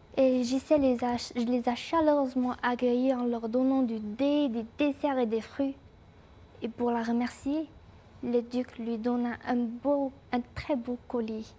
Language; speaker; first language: French; non-native, fluent; Chinese